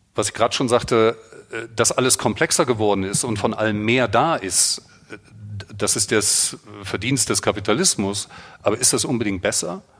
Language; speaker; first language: German; native; German